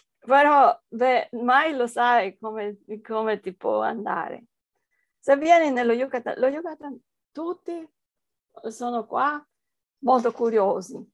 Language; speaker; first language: Italian; non-native, fluent; Spanish